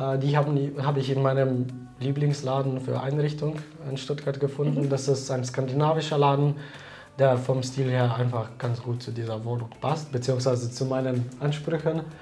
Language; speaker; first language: German; non-native, fluent; Slovenian